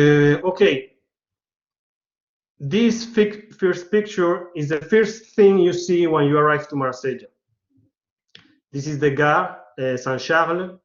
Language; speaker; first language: English; non-native, learner; Spanish